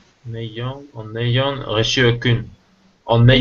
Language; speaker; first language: French; non-native, learner; Spanish